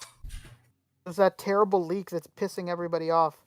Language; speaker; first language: English; native; English